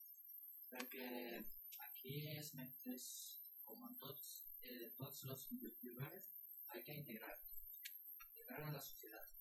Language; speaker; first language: Catalan; non-native, learner; Spanish